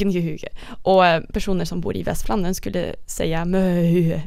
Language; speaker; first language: Swedish; non-native, learner; Dutch